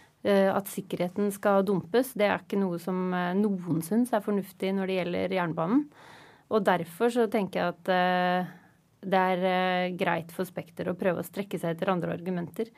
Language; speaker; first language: Norwegian; native; Norwegian